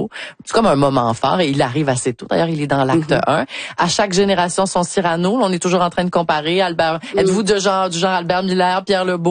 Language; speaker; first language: French; native; French